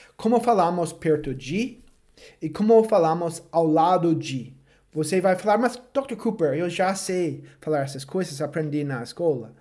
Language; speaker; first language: Portuguese; non-native, fluent; English